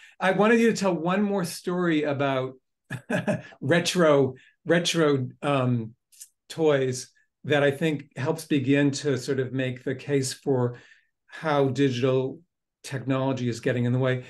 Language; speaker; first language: English; native; English